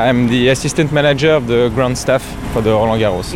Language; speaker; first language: English; non-native, learner; French